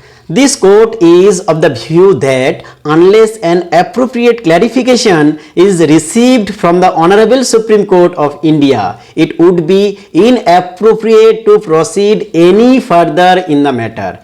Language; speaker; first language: English; non-native, local second language; Bangla